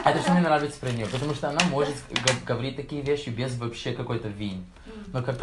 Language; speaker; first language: Russian; non-native, learner; English